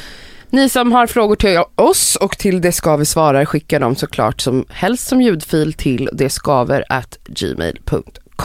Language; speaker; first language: Swedish; native; Swedish